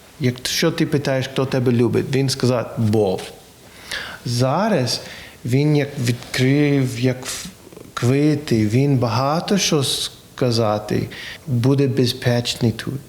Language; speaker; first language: Ukrainian; non-native, learner; English